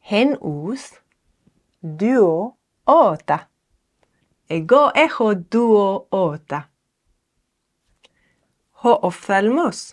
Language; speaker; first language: Greek; non-native, fluent; English